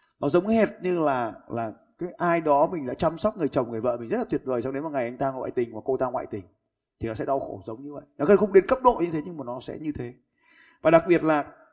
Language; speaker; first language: Vietnamese; native; Vietnamese